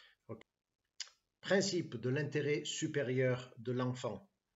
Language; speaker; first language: French; non-native, fluent; English